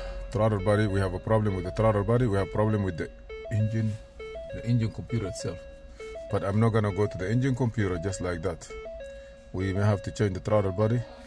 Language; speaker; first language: English; non-native, fluent; Arabic